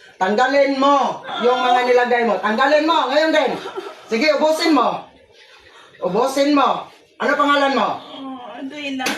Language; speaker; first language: Filipino; non-native, local second language; Cebuano